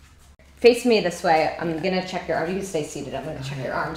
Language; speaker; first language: English; native; English